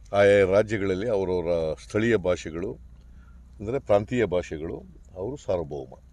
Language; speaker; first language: Kannada; native; Kannada